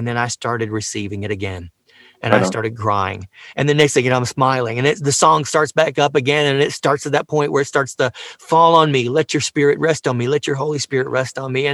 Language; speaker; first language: English; native; English